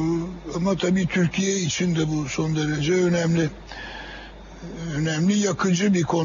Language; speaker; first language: Turkish; native; Turkish